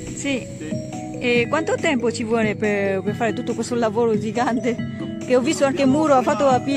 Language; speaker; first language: Italian; non-native, learner; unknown